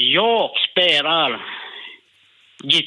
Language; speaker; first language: Swedish; non-native, learner; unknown